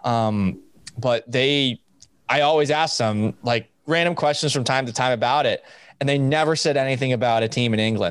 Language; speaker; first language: English; native; English